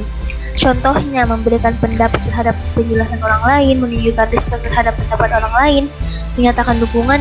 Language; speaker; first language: Indonesian; native; Indonesian